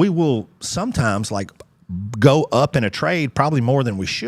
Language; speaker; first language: English; native; English